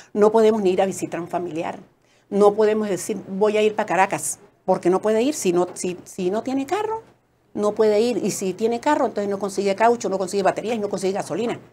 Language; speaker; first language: Spanish; native; Spanish